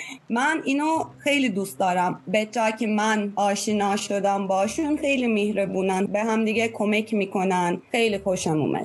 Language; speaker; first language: Persian; non-native, fluent; Turkish